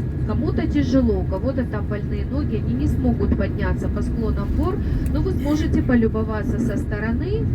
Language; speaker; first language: Russian; native; Russian